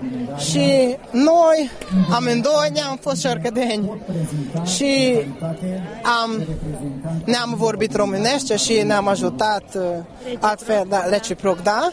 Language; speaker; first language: Romanian; non-native, learner; Hungarian